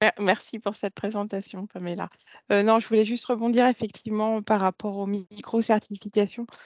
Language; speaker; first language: French; native; French